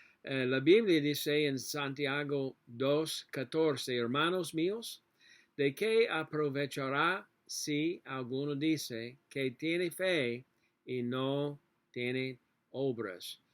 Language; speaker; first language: Spanish; non-native, learner; English